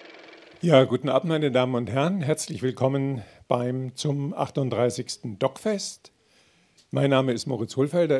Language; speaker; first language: German; native; German